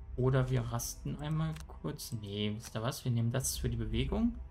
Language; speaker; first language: German; native; German